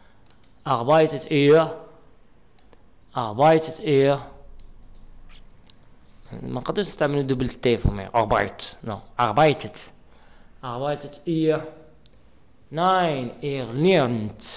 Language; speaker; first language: German; non-native, learner; Arabic